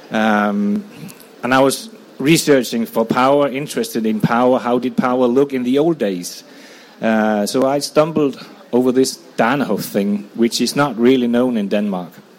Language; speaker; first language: English; non-native, fluent; Danish